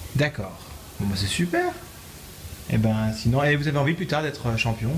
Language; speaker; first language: French; native; French